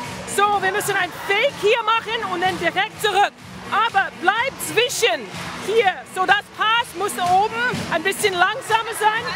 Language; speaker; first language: German; non-native, fluent; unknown